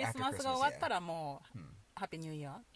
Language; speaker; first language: Japanese; native; Japanese